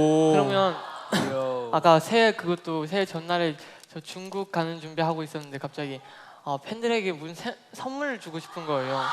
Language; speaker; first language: Korean; non-native, fluent; Chinese